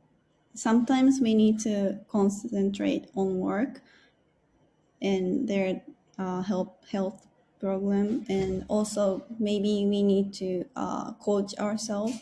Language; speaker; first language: English; non-native, learner; Japanese